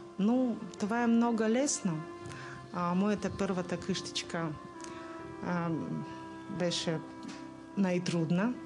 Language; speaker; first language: Bulgarian; non-native, learner; Russian